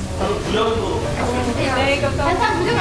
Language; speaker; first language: Korean; non-native, fluent; Estonian